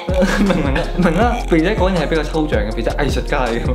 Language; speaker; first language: Chinese; native; Chinese